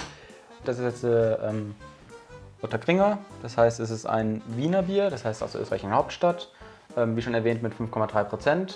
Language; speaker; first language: German; native; German